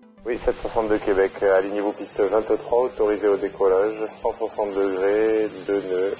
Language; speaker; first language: French; native; French